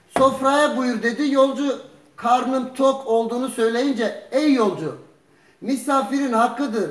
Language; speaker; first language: Turkish; early bilingual, heritage; Turkish